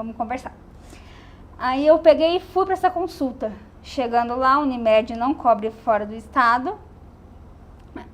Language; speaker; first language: Portuguese; native; Portuguese